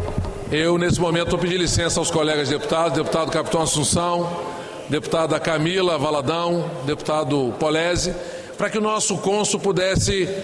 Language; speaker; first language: Portuguese; native; Portuguese